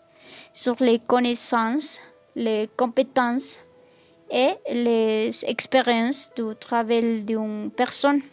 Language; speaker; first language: French; non-native, learner; Spanish